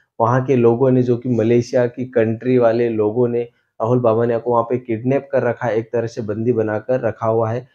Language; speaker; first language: Hindi; native; Hindi